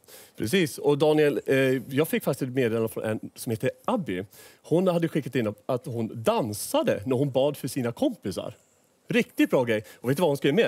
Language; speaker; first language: Swedish; native; Swedish